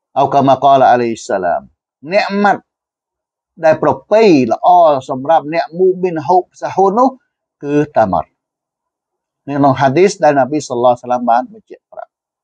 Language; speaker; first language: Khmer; non-native, local second language; Western Cham